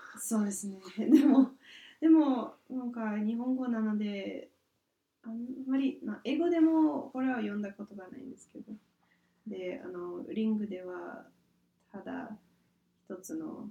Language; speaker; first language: Japanese; non-native, fluent; English